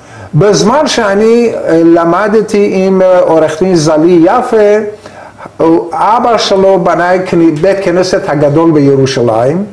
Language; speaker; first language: Hebrew; non-native, learner; Persian